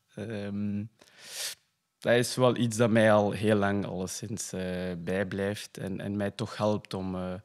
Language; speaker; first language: Dutch; non-native, fluent; French